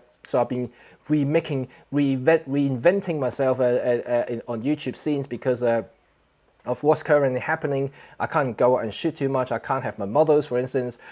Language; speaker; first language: English; non-native, local second language; Cantonese